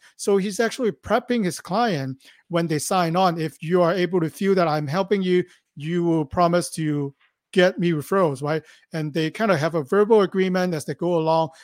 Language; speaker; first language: English; non-native, local second language; Cantonese